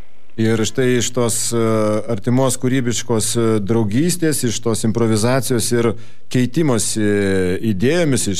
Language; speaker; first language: Lithuanian; native; Lithuanian